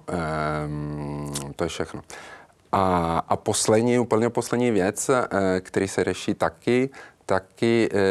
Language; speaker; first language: Czech; non-native, learner; Italian